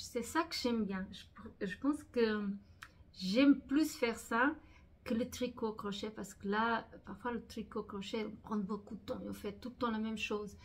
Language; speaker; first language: French; non-native, fluent; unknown